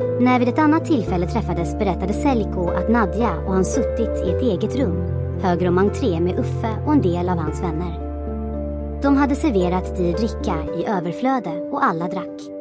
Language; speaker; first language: Swedish; non-native, fluent; Croatian